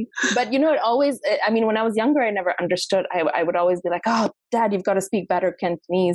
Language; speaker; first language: English; non-native, local second language; Sindhi